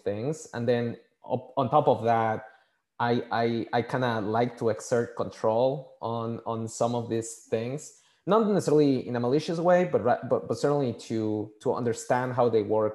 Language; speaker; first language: English; non-native, fluent; Spanish